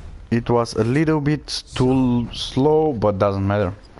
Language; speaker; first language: English; non-native, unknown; Bulgarian